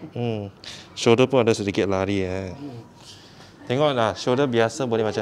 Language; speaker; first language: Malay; non-native, local second language; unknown